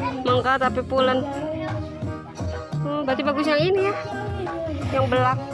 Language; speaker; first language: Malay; non-native, local second language; Sundanese